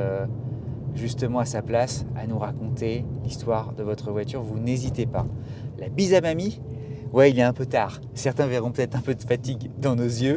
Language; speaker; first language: French; native; French